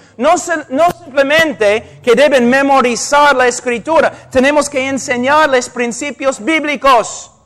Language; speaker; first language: Spanish; non-native, fluent; English